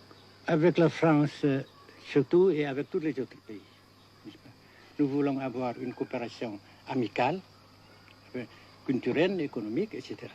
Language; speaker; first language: French; non-native, fluent; Vietnamese